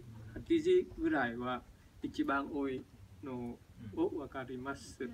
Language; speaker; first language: Japanese; non-native, learner; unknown